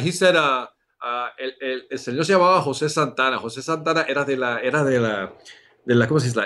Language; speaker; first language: Spanish; early bilingual, heritage; Spanish